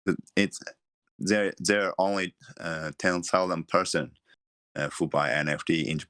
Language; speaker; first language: English; non-native, learner; Japanese